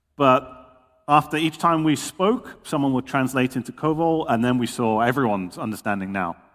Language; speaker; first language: Dutch; non-native, fluent; English